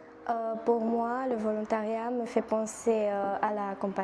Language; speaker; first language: French; non-native, learner; Romanian